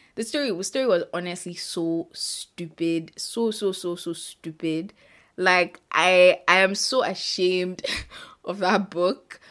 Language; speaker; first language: English; non-native, local second language; Yoruba